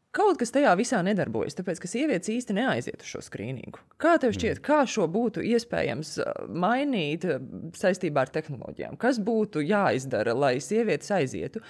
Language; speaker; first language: Latvian; native; Latvian